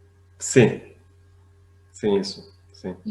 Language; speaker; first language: Portuguese; non-native, fluent; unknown